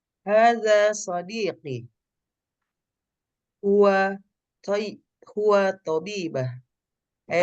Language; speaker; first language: Arabic; non-native, learner; Indonesian